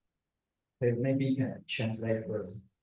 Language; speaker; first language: English; non-native, learner; Chinese